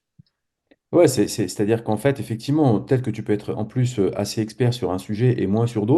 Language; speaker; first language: French; native; French